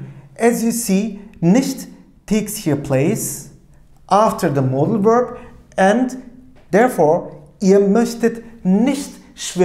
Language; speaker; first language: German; non-native, fluent; Turkish